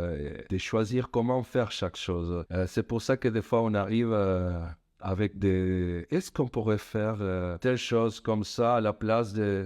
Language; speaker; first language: French; non-native, fluent; Spanish